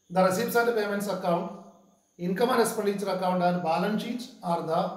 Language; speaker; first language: English; non-native, local second language; Malayalam